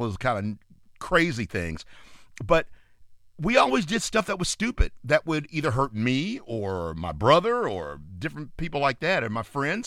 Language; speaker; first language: English; native; English